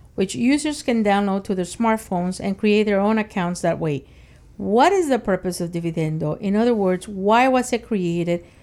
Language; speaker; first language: English; early bilingual, other home language; Spanish